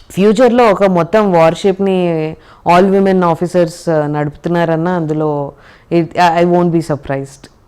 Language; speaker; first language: Telugu; native; Telugu